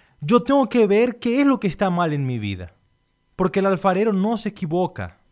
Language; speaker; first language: Spanish; non-native, fluent; Portuguese